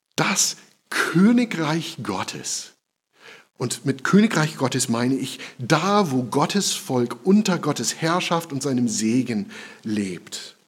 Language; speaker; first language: German; non-native, fluent; English